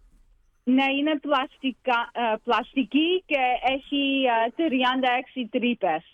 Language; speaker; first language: Greek; early bilingual, heritage; Greek